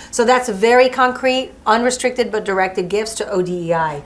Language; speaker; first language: English; early bilingual, other home language; French